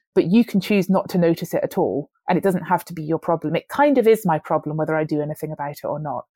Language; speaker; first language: English; native; English